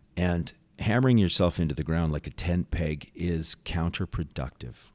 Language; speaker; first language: English; native; English